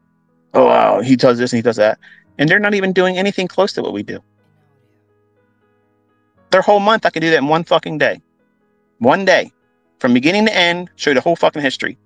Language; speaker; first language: English; native; English